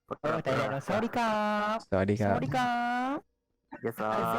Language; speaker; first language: English; non-native, learner; Thai